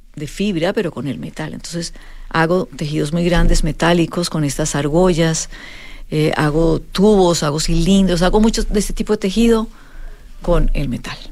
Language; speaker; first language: Spanish; native; Spanish